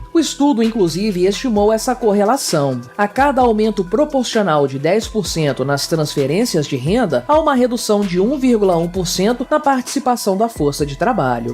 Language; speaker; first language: Portuguese; native; Portuguese